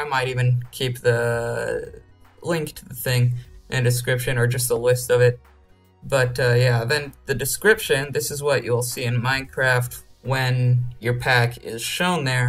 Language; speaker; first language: English; native; English